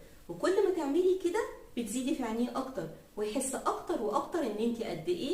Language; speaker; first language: Arabic; native; Arabic